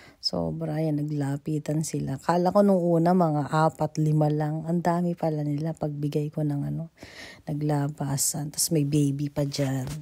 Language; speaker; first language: Filipino; native; Filipino